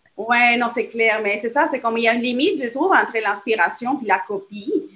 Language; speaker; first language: French; non-native, fluent; Spanish